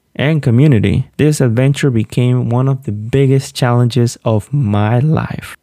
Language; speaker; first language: English; non-native, fluent; Spanish